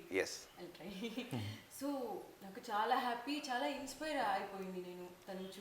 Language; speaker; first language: Telugu; non-native, learner; Tamil